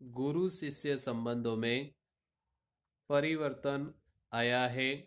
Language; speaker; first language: Hindi; non-native, local second language; Gujarati